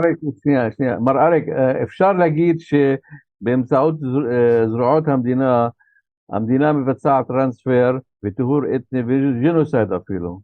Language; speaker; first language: Hebrew; non-native, local second language; Arabic